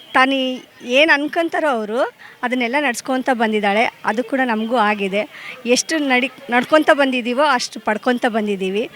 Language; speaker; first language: Kannada; native; Kannada